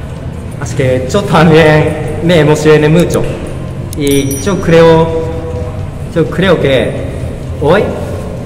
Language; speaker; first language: Spanish; non-native, fluent; Japanese